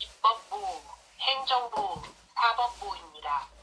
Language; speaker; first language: Korean; non-native, learner; Thai